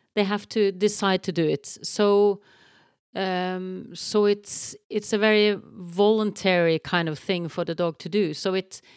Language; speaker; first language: English; non-native, fluent; Norwegian